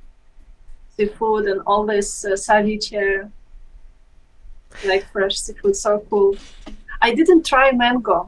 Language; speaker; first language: English; non-native, fluent; Ukrainian